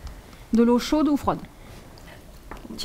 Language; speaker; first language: French; native; French